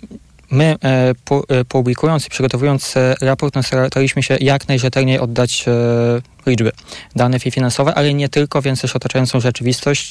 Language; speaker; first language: Polish; native; Polish